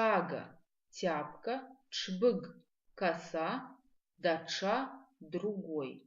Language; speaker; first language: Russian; non-native, local second language; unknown